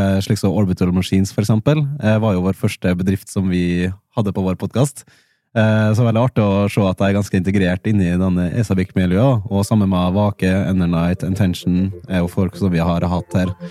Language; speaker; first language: Norwegian; native; Norwegian